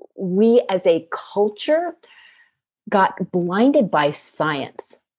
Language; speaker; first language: English; native; English